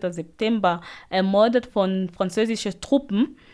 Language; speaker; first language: German; non-native, fluent; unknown